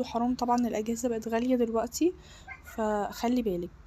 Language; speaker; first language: Arabic; native; Arabic